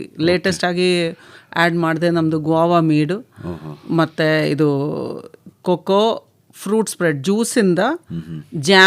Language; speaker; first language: Kannada; non-native, local second language; Malayalam